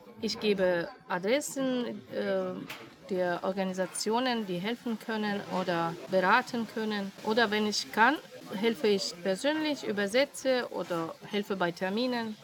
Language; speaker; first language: German; non-native, fluent; Russian